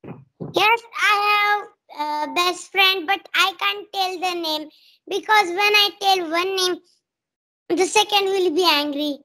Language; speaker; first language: English; non-native, learner; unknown